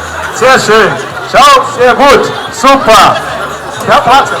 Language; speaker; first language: German; non-native, learner; Portuguese